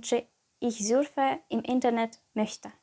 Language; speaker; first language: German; non-native, fluent; Ukrainian